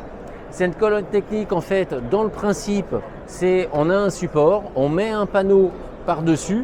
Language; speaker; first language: French; native; French